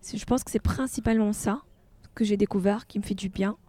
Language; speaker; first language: French; non-native, local second language; Arabic